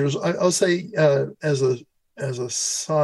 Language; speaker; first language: English; native; English